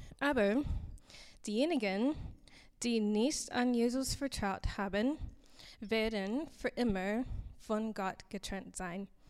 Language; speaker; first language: German; non-native, learner; English